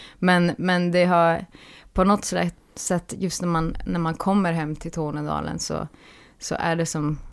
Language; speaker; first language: Swedish; native; Swedish